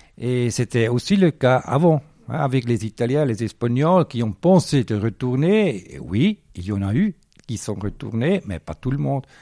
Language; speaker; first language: French; non-native, local second language; Swiss German